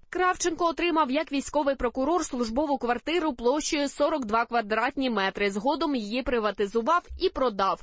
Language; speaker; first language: Ukrainian; native; Ukrainian